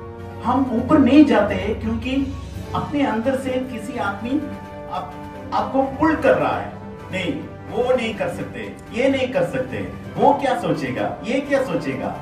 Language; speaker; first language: Hindi; non-native, fluent; Bangla